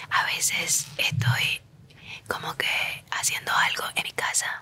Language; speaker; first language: Spanish; native; Spanish